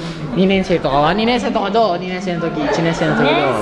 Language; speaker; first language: Japanese; early bilingual, other home language; Filipino